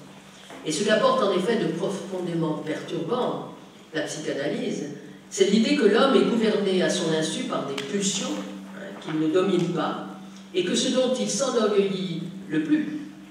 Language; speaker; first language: French; native; French